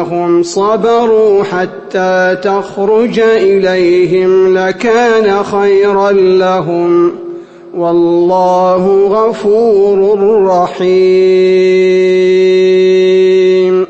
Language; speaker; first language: Arabic; native; Arabic